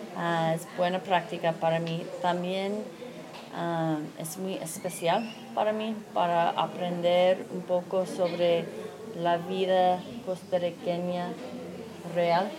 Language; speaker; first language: Spanish; non-native, learner; English